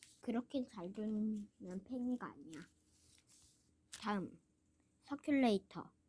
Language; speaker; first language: Korean; native; Korean